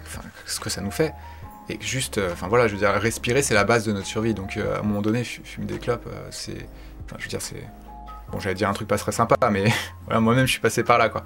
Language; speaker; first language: French; native; French